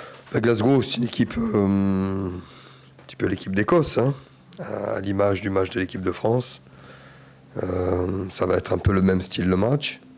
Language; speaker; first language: French; native; French